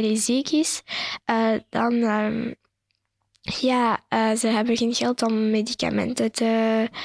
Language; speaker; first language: Dutch; non-native, local second language; French